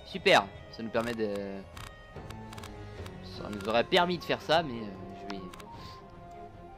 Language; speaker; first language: French; native; French